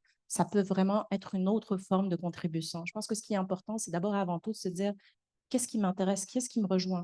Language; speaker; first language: French; native; French